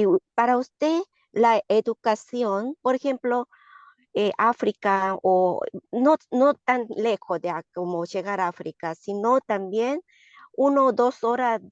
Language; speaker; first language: Spanish; non-native, learner; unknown